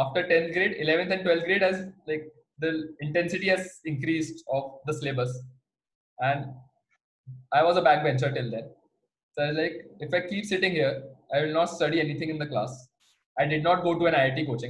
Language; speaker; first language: English; non-native, local second language; Hindi